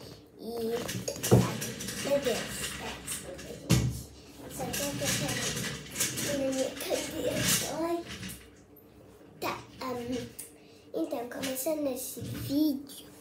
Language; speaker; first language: Portuguese; early bilingual, heritage; Portuguese